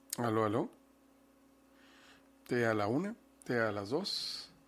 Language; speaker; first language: Spanish; native; Spanish